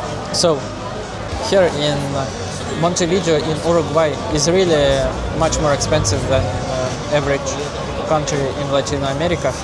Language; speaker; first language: English; non-native, learner; Russian